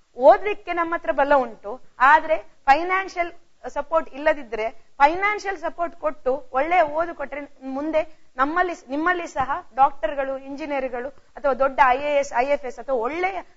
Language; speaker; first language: Kannada; non-native, local second language; Konkani